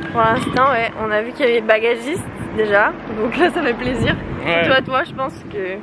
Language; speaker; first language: French; native; French